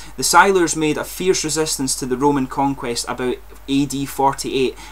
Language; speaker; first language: English; native; English